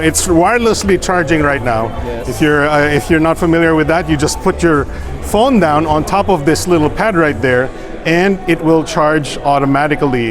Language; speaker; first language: English; non-native, local second language; Filipino